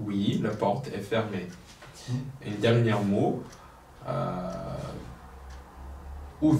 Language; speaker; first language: French; non-native, local second language; Kinyarwanda